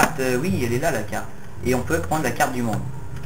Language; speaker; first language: French; native; French